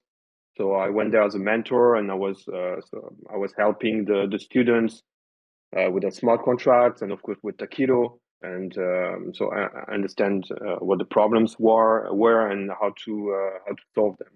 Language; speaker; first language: English; non-native, fluent; French